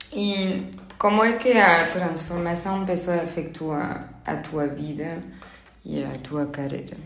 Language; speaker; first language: Portuguese; non-native, learner; Spanish